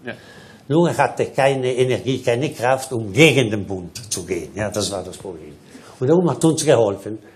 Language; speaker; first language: German; non-native, local second language; Italian